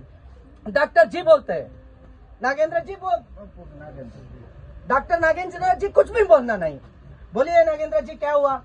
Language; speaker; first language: Hindi; non-native, local second language; Kannada